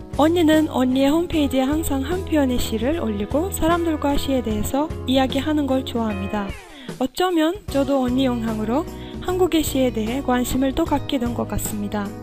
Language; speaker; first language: Korean; non-native, fluent; Turkish